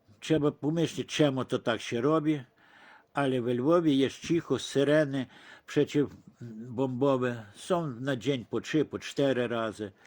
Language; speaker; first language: Polish; early bilingual, heritage; Polish